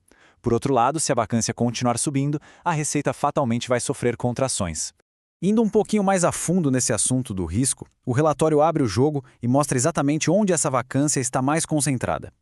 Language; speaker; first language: Portuguese; native; Portuguese